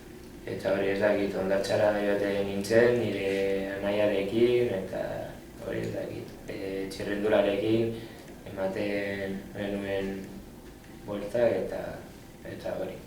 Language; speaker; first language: Basque; non-native, local second language; Spanish